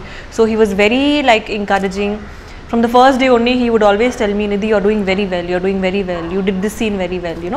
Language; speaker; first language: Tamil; non-native, learner; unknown